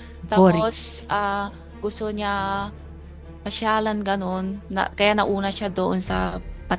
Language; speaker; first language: Filipino; non-native, learner; Chinese